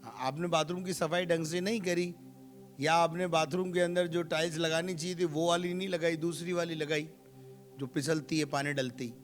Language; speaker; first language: Hindi; native; Hindi